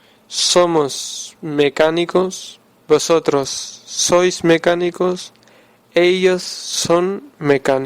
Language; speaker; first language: Spanish; non-native, fluent; Urdu